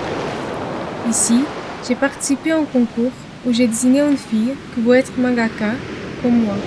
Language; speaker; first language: French; non-native, learner; Portuguese